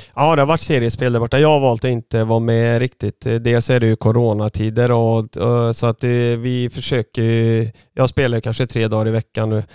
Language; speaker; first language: Swedish; early bilingual, other home language; Bosnian